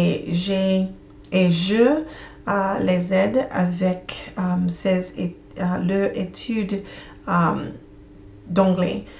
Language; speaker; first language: French; non-native, learner; English